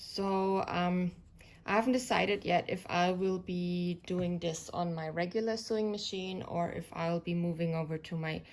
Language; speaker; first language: English; non-native, fluent; German